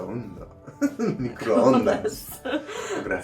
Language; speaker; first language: Spanish; non-native, learner; English